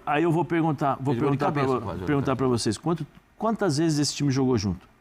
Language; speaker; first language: Portuguese; native; Portuguese